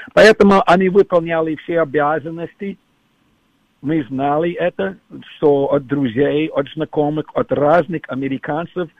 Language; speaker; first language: Russian; non-native, fluent; English